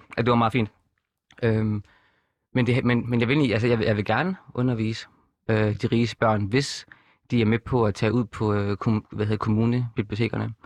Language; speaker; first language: Danish; native; Danish